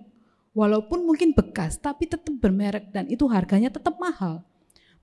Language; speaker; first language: Indonesian; native; Indonesian